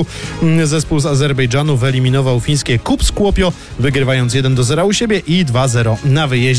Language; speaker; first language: Polish; native; Polish